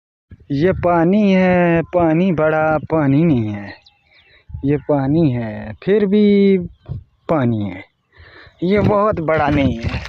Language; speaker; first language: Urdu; non-native, local second language; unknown